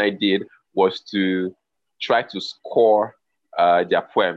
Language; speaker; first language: English; non-native, local second language; Igbo